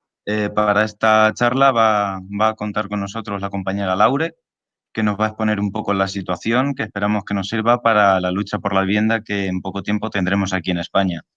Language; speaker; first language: Spanish; native; Spanish